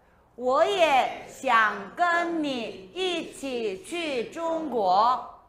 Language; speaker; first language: Chinese; non-native, fluent; Korean